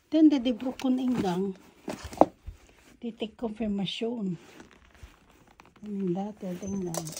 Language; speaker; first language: Danish; non-native, learner; Filipino